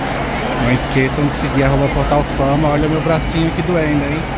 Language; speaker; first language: Portuguese; native; Portuguese